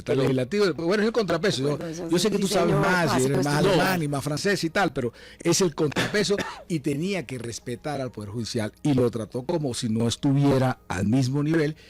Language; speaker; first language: Spanish; native; Spanish